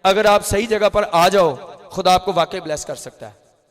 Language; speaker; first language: Urdu; non-native, local second language; Punjabi